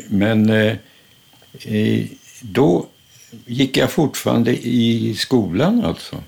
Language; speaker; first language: Swedish; early bilingual, other home language; German